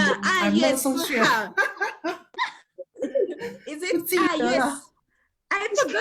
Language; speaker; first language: Chinese; non-native, fluent; English